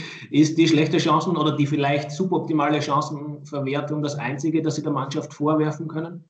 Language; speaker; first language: German; native; German